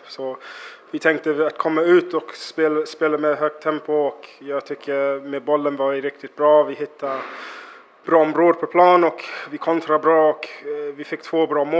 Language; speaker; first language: Swedish; non-native, fluent; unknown